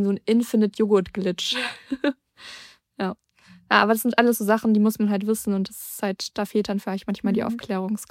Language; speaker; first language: German; native; German